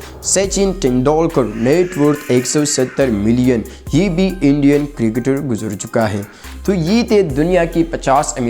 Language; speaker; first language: Hindi; native; Hindi